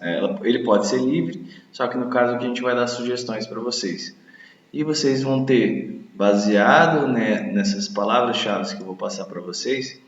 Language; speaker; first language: Portuguese; native; Portuguese